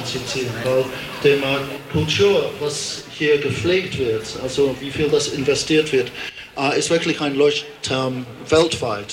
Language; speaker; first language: German; non-native, fluent; English